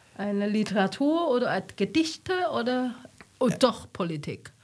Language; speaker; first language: German; non-native, learner; Chinese